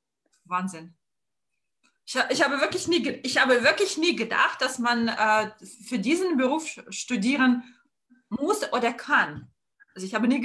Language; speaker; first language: German; non-native, fluent; Russian